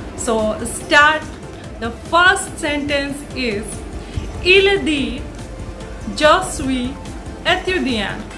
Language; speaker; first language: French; non-native, fluent; Hindi